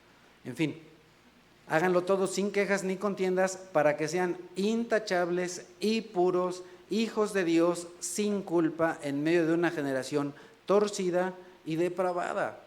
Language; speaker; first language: Spanish; native; Spanish